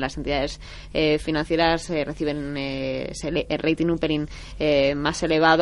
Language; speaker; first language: Spanish; native; Spanish